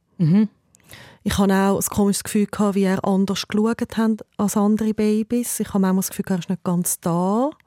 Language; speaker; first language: German; native; German